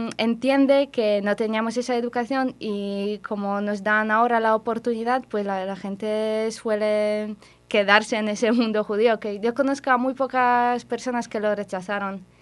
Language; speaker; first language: Spanish; non-native, fluent; Polish